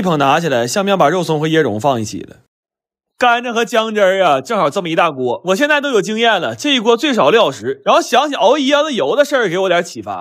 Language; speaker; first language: Chinese; native; Chinese